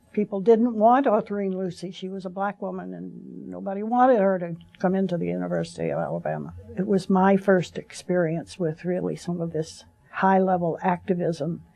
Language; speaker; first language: English; native; English